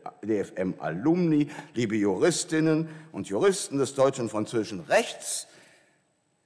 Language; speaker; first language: German; native; German